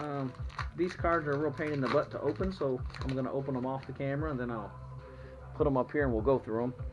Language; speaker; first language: English; native; English